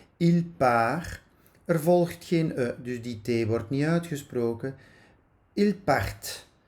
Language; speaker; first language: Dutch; native; Dutch